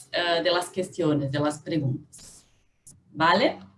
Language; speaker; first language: Spanish; non-native, learner; Portuguese